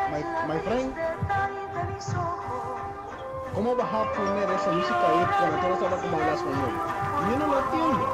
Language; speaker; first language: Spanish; early bilingual, heritage; Spanish